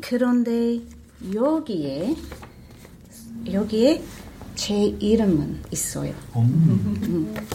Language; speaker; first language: Korean; non-native, learner; English